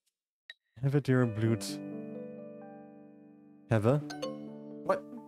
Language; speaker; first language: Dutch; non-native, learner; English